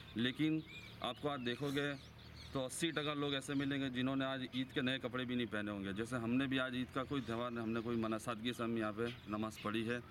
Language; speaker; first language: Hindi; non-native, local second language; Gujarati